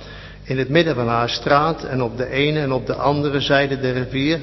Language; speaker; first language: Dutch; native; Dutch